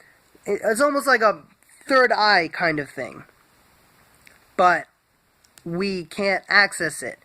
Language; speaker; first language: English; native; English